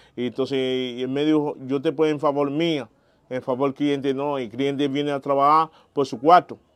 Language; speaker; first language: Spanish; non-native, learner; Haitian Creole